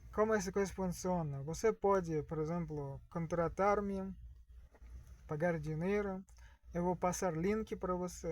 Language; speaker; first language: Portuguese; non-native, learner; Russian